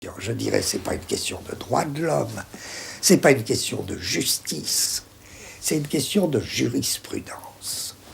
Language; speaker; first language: French; native; French